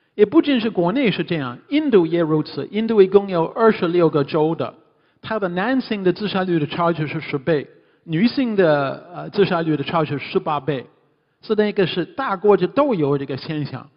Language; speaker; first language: Chinese; non-native, fluent; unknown